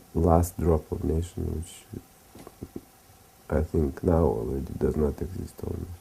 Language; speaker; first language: English; non-native, fluent; Lithuanian